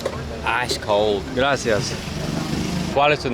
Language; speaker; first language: Spanish; non-native, learner; English